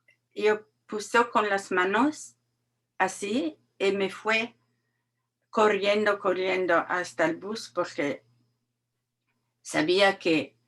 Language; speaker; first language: Spanish; non-native, learner; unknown